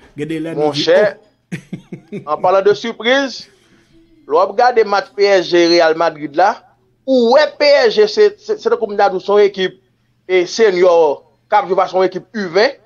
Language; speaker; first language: French; non-native, local second language; Haitian Creole